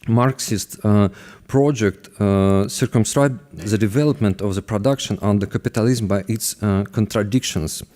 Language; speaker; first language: English; non-native, fluent; Russian